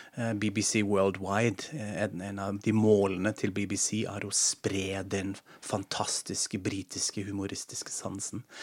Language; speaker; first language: Norwegian; non-native, fluent; German